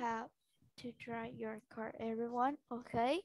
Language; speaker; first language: English; non-native, learner; Vietnamese